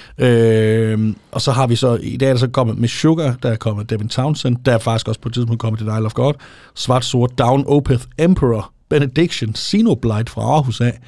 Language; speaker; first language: Danish; native; Danish